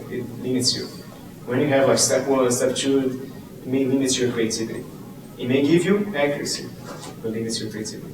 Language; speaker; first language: English; non-native, fluent; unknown